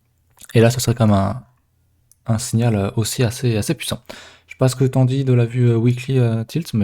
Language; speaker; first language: French; native; French